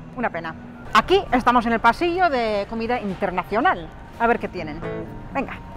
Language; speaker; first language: Spanish; non-native, fluent; English